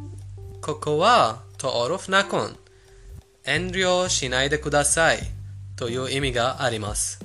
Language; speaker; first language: Japanese; non-native, fluent; Persian